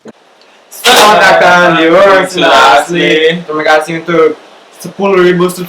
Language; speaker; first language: Indonesian; non-native, local second language; English